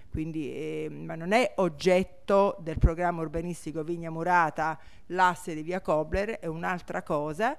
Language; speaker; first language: Italian; native; Italian